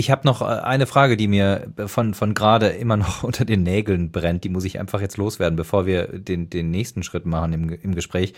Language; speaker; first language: German; native; German